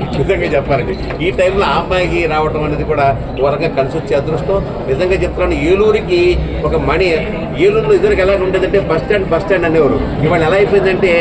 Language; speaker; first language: Telugu; native; Telugu